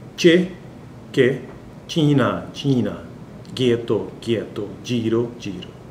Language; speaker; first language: Italian; non-native, learner; Portuguese